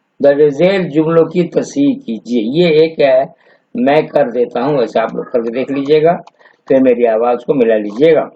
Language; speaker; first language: Urdu; native; Urdu